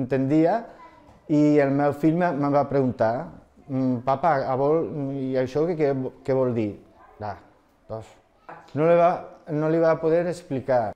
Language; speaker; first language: Catalan; non-native, local second language; Spanish